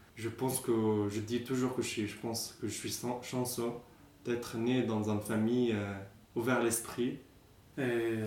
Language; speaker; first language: French; non-native, fluent; Arabic